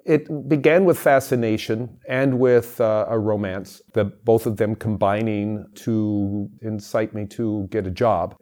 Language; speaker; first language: English; native; English